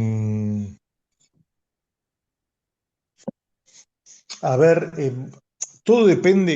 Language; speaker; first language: Spanish; native; Spanish